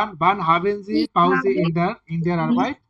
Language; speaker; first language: German; non-native, learner; Bangla